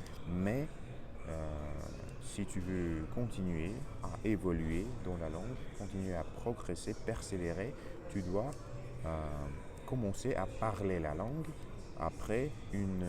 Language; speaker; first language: French; non-native, learner; Russian